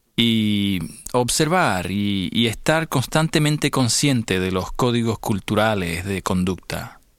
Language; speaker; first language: Spanish; native; Spanish